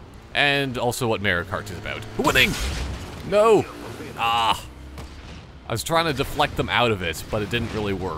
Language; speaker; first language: English; native; English